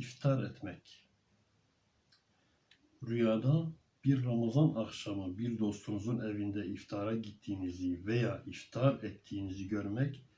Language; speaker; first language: Turkish; native; Turkish